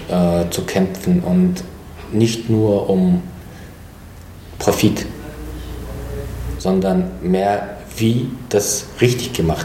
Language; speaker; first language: German; non-native, fluent; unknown